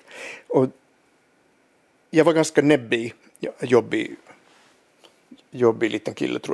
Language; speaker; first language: Swedish; non-native, local second language; Finnish